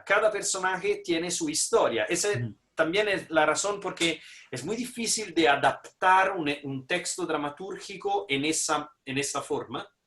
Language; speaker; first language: Spanish; non-native, fluent; Italian